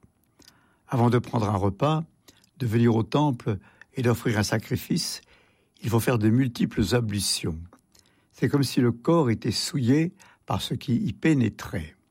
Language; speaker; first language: French; native; French